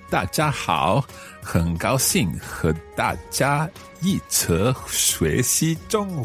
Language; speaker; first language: Chinese; non-native, learner; English